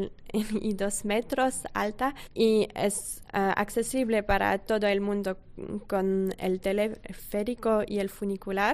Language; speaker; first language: Spanish; non-native, fluent; French